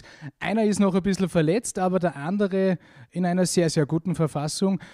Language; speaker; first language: German; native; German